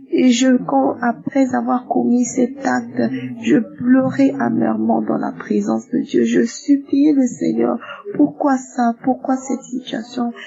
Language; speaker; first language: French; non-native, local second language; Lingala